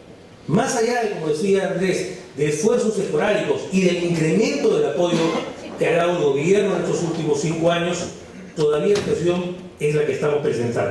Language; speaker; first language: Spanish; native; Spanish